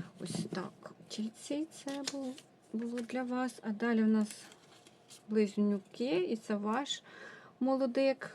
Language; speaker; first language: Ukrainian; non-native, local second language; Russian